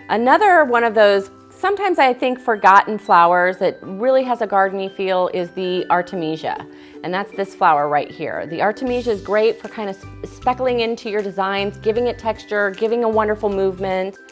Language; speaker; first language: English; native; English